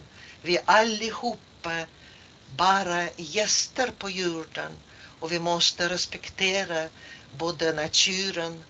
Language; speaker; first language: Swedish; non-native, fluent; Russian